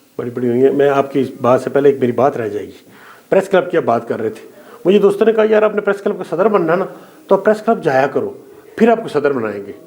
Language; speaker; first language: Urdu; non-native, local second language; Punjabi